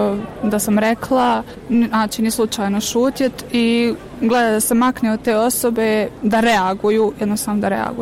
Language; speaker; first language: Croatian; native; Croatian